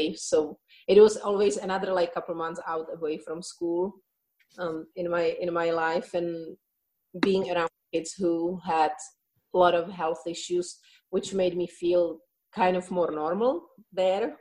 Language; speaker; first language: English; non-native, fluent; Czech